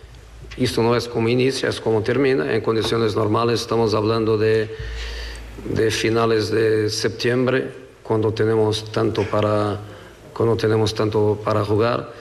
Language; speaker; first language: Portuguese; non-native, fluent; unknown